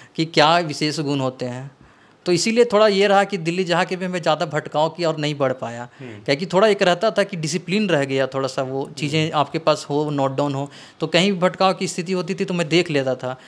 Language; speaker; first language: Hindi; native; Hindi